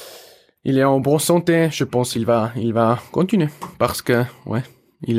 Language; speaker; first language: French; non-native, learner; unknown